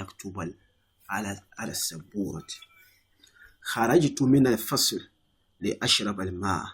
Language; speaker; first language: Arabic; non-native, fluent; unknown